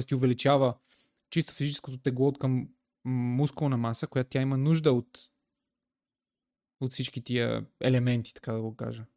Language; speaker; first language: Bulgarian; native; Bulgarian